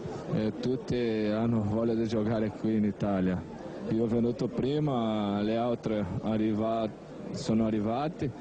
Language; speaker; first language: Italian; non-native, fluent; Portuguese